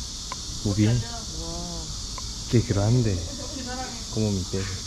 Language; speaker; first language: Spanish; non-native, learner; Korean